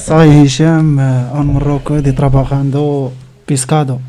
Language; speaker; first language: Spanish; non-native, learner; Arabic